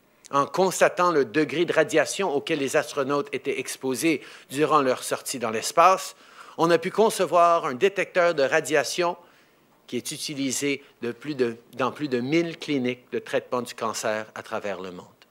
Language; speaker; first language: French; early bilingual, heritage; French